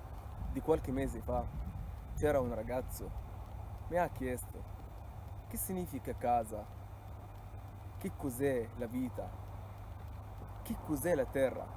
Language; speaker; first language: Italian; non-native, fluent; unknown